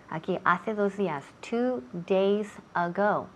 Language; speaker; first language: Spanish; non-native, fluent; English